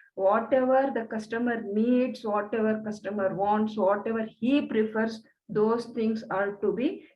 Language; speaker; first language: English; non-native, local second language; Kannada